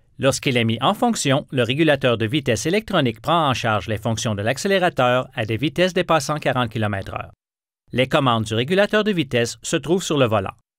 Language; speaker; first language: French; native; French